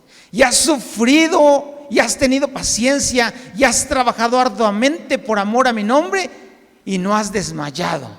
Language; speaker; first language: Spanish; native; Spanish